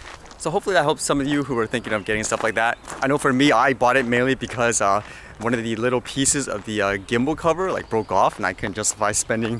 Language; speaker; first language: English; native; English